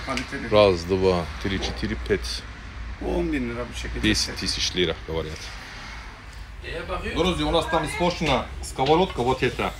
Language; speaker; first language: Russian; non-native, learner; Turkish